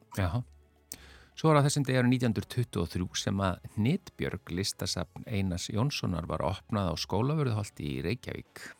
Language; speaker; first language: Icelandic; native; Icelandic